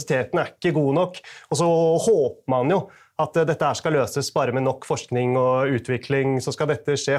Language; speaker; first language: Norwegian; native; Norwegian